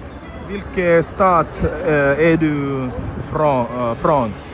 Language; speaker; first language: Swedish; non-native, learner; Russian